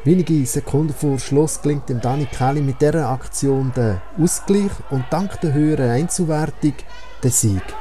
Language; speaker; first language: German; native; German